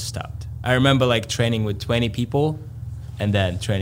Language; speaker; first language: English; non-native, fluent; Latvian